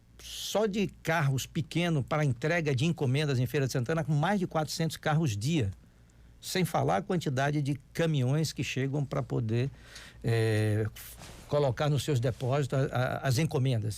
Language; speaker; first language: Portuguese; native; Portuguese